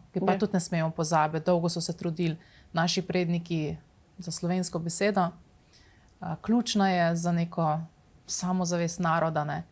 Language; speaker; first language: Slovenian; native; Slovenian